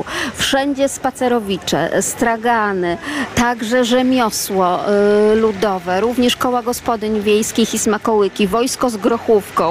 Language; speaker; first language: Polish; native; Polish